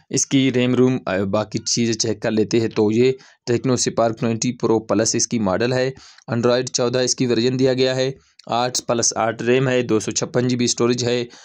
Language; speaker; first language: Urdu; non-native, local second language; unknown